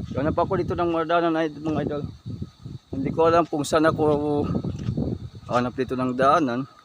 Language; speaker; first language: Filipino; non-native, local second language; Waray